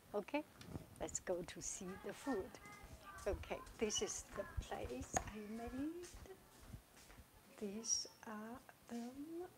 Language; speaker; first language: English; non-native, fluent; Chinese